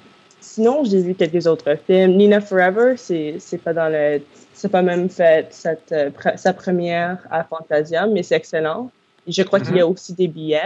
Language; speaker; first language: French; non-native, local second language; English